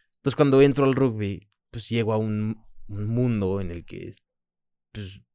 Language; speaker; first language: Spanish; early bilingual, other home language; French